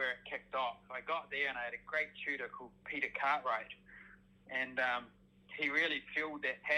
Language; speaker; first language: English; native; English